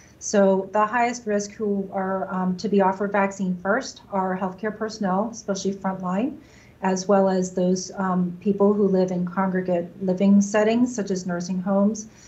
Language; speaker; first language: English; native; English